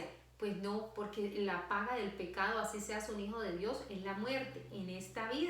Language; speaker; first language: Spanish; native; Spanish